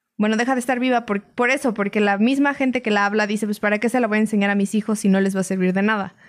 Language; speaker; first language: Spanish; native; Spanish